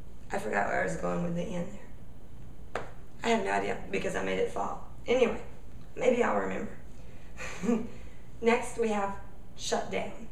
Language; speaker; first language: English; native; English